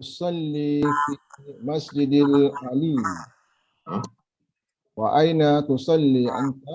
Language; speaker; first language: Arabic; non-native, learner; Malay